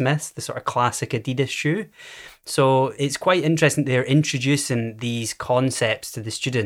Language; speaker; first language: English; native; English